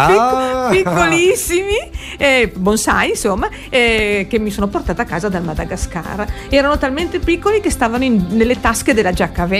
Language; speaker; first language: Italian; native; Italian